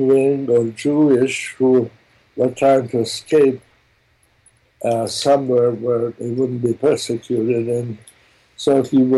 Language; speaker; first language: English; non-native, fluent; German